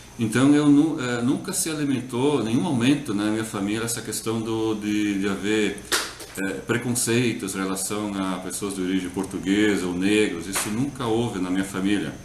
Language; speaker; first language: Portuguese; non-native, local second language; German